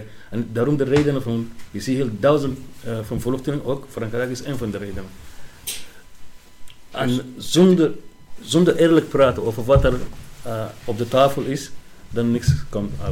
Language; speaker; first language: Dutch; non-native, learner; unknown